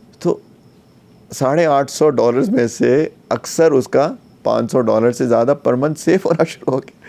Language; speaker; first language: Urdu; native; Urdu